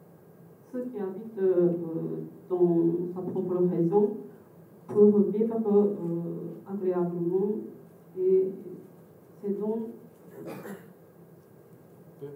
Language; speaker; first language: French; non-native, fluent; Japanese